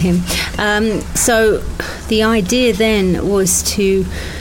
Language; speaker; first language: English; native; English